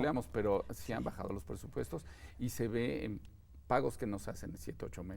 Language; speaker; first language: Spanish; native; Spanish